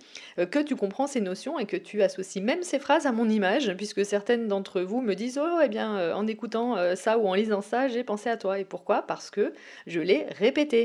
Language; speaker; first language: French; native; French